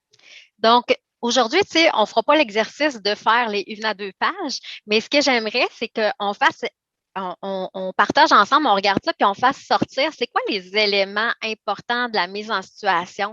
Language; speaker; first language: French; native; French